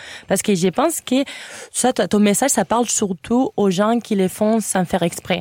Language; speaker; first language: French; non-native, fluent; Spanish